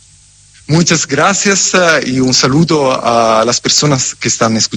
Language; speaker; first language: Spanish; non-native, fluent; Italian